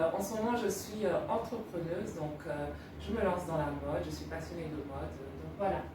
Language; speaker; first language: French; early bilingual, other home language; Lingala